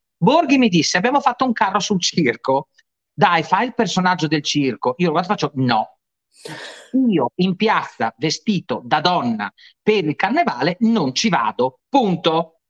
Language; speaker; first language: Italian; native; Italian